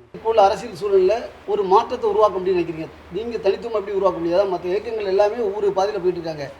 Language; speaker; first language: Tamil; native; Tamil